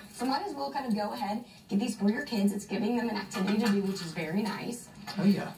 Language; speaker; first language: English; native; English